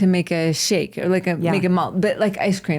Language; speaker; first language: English; native; English